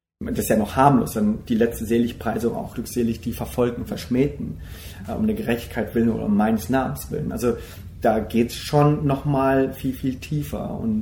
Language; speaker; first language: German; early bilingual, other home language; Korean